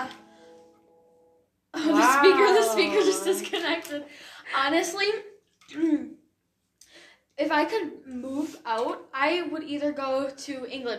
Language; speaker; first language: English; native; English